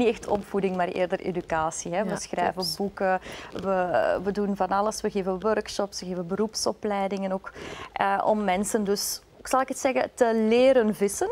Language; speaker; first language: Dutch; native; Dutch